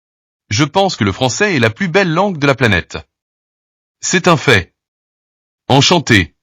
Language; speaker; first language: French; non-native, learner; Portuguese